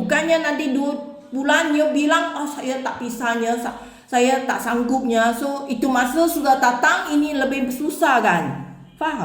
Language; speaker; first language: Indonesian; non-native, learner; Filipino